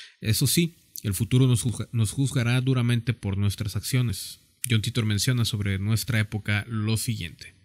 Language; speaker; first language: Spanish; native; Spanish